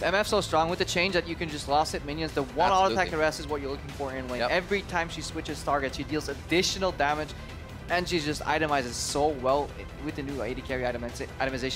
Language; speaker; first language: English; native; English